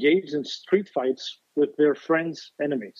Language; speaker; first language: English; non-native, fluent; Greek